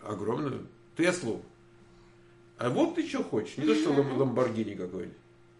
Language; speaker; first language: Russian; native; Russian